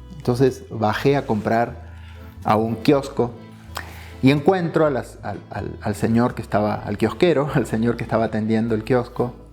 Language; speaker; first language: Spanish; native; Spanish